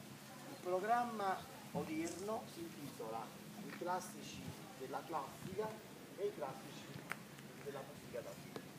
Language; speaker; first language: Italian; native; Italian